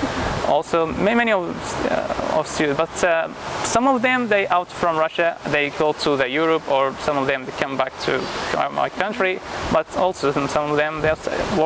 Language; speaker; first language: English; non-native, fluent; Arabic